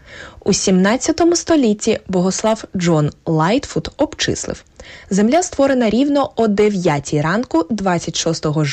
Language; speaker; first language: Ukrainian; native; Ukrainian